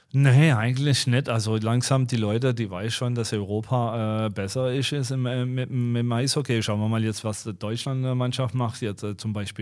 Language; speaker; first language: German; non-native, fluent; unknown